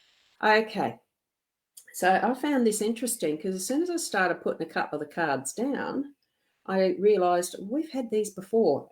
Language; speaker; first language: English; native; English